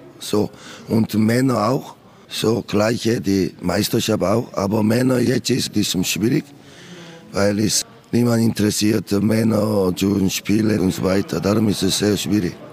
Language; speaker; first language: German; non-native, learner; Korean